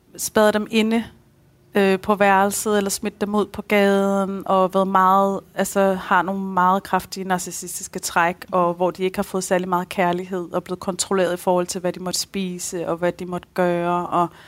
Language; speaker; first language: Danish; early bilingual, other home language; Persian